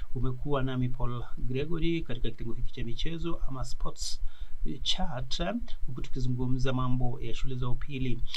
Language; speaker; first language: Swahili; non-native, local second language; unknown